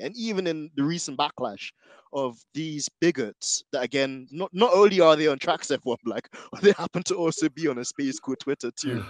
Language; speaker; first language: English; native; English